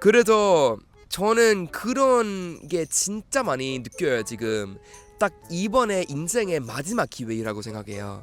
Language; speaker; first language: Korean; non-native, fluent; Swedish